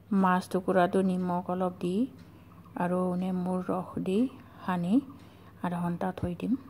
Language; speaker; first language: Assamese; non-native, local second language; Bodo